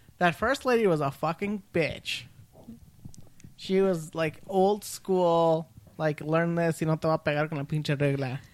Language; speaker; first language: English; early bilingual, other home language; Spanish